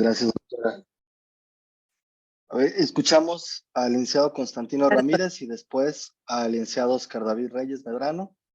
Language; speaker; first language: Spanish; native; Spanish